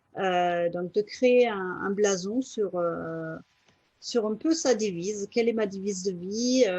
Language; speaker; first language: French; non-native, fluent; German